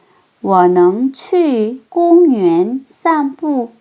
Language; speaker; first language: Chinese; non-native, fluent; Korean